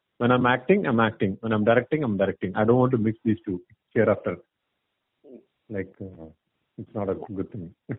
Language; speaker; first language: English; non-native, local second language; Tamil